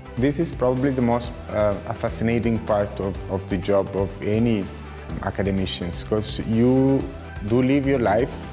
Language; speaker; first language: English; non-native, fluent; Italian